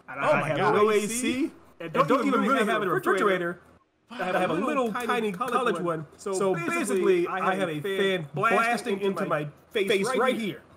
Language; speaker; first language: English; native; English